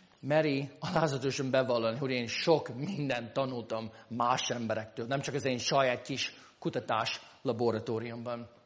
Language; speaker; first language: Hungarian; non-native, fluent; English